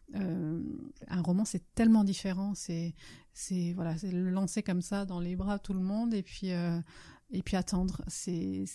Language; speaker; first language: French; early bilingual, other home language; Italian